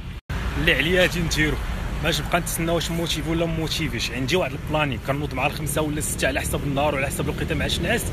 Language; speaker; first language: Arabic; native; Arabic